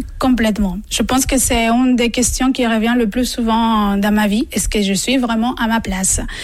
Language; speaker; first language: French; non-native, fluent; Spanish